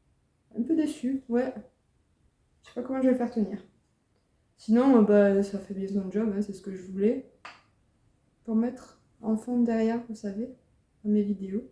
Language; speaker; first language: French; native; French